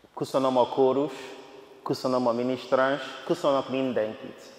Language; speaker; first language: Hungarian; non-native, fluent; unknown